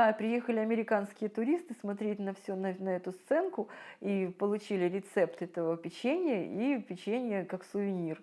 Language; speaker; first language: Russian; native; Russian